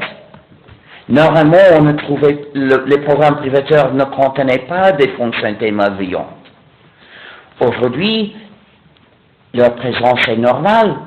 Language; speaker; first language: French; non-native, fluent; English